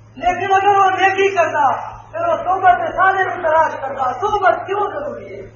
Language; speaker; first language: Urdu; non-native, local second language; Punjabi